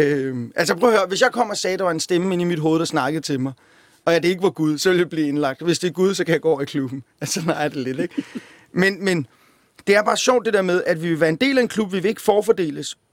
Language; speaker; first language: Danish; native; Danish